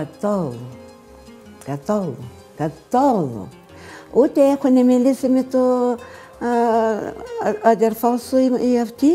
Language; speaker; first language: Greek; non-native, learner; Bulgarian